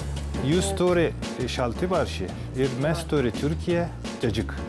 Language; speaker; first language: Lithuanian; non-native, learner; Turkish